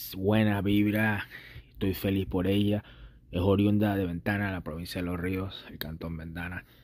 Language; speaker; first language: Spanish; native; Spanish